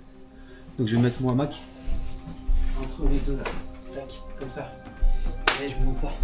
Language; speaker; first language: French; native; French